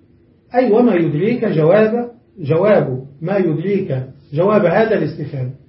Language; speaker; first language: Arabic; native; Arabic